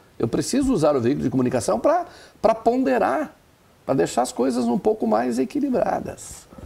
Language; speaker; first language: Portuguese; non-native, local second language; German